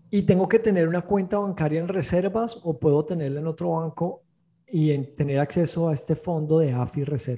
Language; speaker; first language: Spanish; native; Spanish